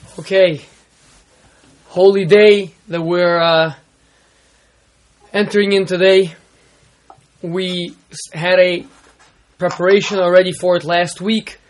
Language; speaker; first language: English; native; English